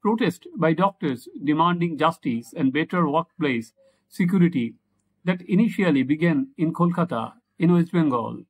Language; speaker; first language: English; non-native, local second language; Bangla